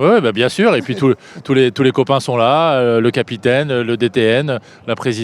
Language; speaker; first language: French; native; French